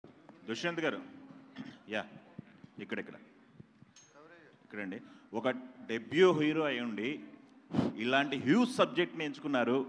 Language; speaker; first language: Telugu; native; Telugu